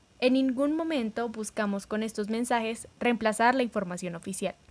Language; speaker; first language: Spanish; native; Spanish